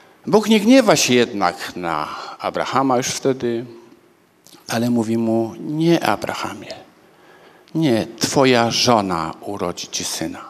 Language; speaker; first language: Polish; native; Polish